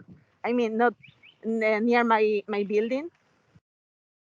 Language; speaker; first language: English; non-native, fluent; Spanish